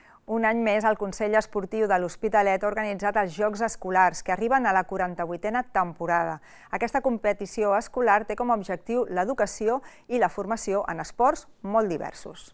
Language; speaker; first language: Catalan; native; Catalan